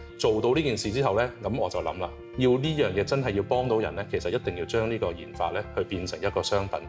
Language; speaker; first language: Cantonese; native; Cantonese